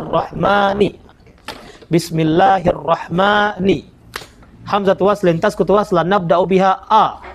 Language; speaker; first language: Arabic; non-native, fluent; Indonesian